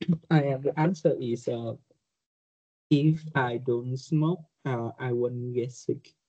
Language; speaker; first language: English; non-native, learner; Vietnamese